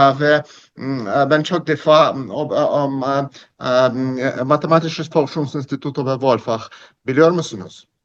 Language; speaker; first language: Turkish; non-native, learner; Russian